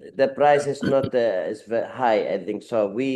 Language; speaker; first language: English; non-native, learner; Arabic